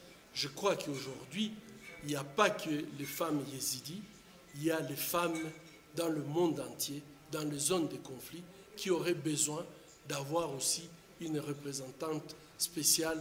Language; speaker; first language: French; non-native, local second language; Swahili